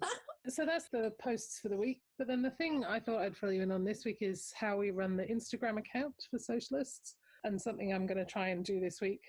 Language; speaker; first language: English; native; English